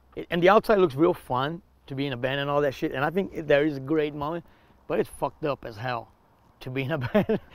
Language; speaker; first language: English; non-native, fluent; Portuguese